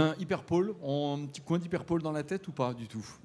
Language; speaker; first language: French; native; French